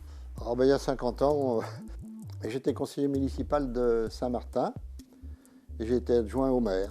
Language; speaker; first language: French; native; French